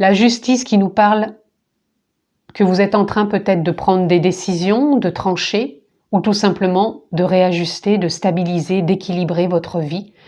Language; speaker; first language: French; native; French